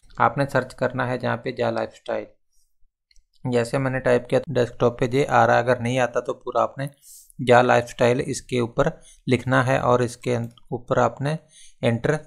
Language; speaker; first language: Hindi; non-native, local second language; Punjabi